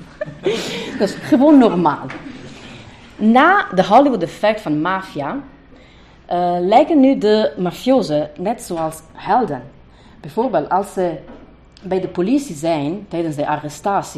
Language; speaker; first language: Dutch; non-native, fluent; Italian